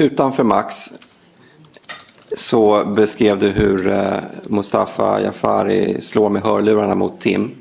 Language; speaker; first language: Swedish; native; Swedish